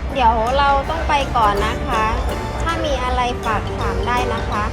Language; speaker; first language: Thai; native; Thai